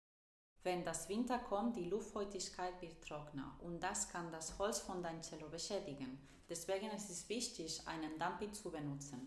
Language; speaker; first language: German; non-native, fluent; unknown